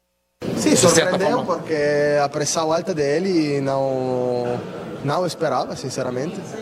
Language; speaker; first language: Portuguese; non-native, learner; Italian